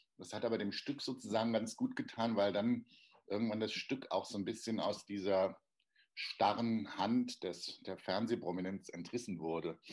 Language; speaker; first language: German; native; German